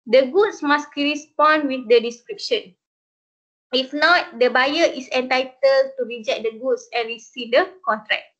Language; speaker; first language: English; non-native, local second language; Malay